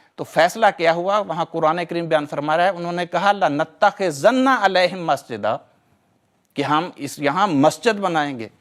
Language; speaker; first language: Urdu; non-native, local second language; Punjabi